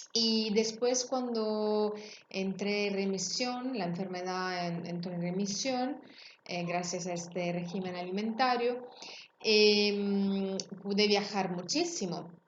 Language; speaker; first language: Spanish; non-native, fluent; Italian